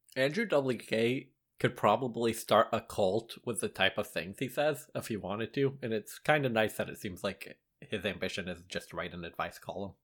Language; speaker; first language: English; early bilingual, other home language; Arabic